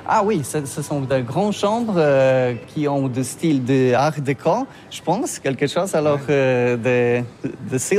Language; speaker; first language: French; non-native, learner; Polish